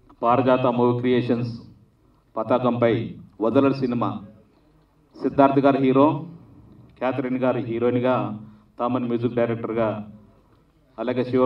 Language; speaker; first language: Telugu; native; Telugu